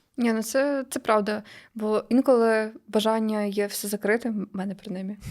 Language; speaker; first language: Ukrainian; native; Ukrainian